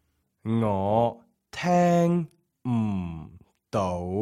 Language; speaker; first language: Cantonese; non-native, learner; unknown